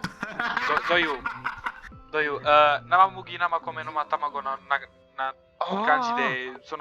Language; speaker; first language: Japanese; non-native, learner; Romanian